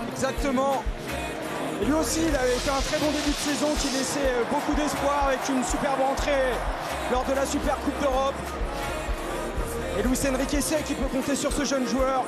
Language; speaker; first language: French; native; French